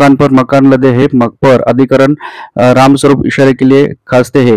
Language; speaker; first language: Hindi; non-native, local second language; Marathi